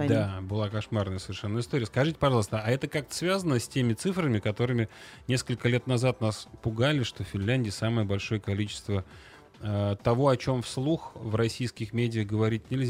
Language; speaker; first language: Russian; native; Russian